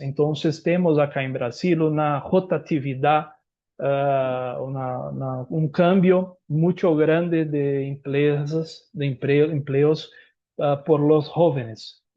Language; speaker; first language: Spanish; non-native, learner; Portuguese